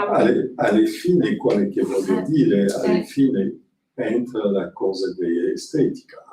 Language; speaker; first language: Italian; non-native, learner; French